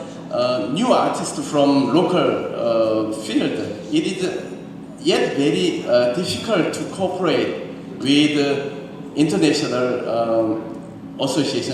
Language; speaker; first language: English; non-native, learner; Korean